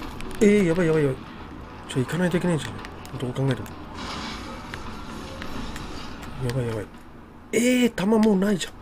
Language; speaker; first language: Japanese; native; Japanese